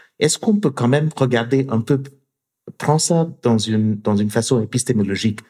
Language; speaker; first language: French; non-native, fluent; English